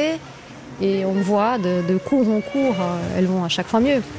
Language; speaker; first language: French; non-native, fluent; Portuguese